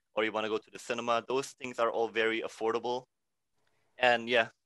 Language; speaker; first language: English; non-native, fluent; Indonesian